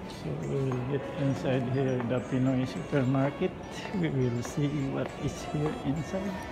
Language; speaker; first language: English; non-native, local second language; Filipino